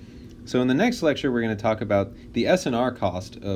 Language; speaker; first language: English; native; English